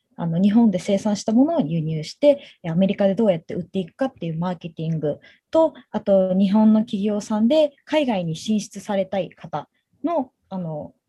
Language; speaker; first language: Japanese; native; Japanese